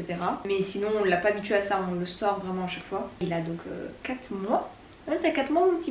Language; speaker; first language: French; native; French